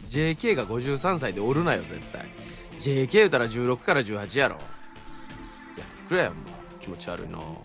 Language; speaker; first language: Japanese; native; Japanese